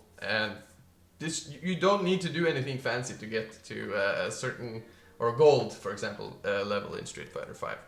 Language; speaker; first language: English; non-native, fluent; Norwegian